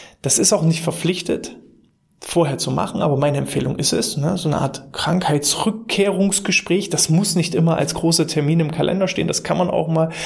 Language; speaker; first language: German; native; German